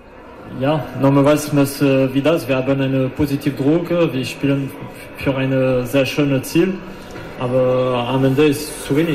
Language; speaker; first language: German; non-native, learner; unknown